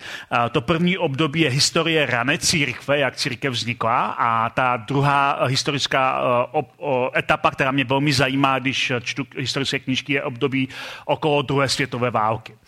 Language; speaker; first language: Czech; native; Czech